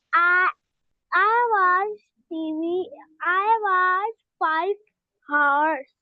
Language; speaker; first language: English; non-native, learner; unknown